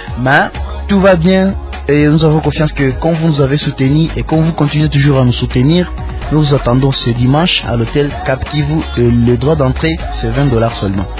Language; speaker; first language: French; non-native, local second language; Nande